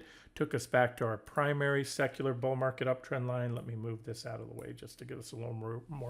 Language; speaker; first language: English; native; English